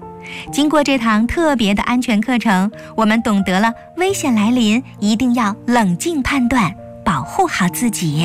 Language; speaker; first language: Chinese; native; Chinese